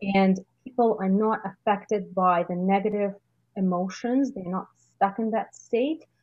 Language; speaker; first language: English; non-native, fluent; Russian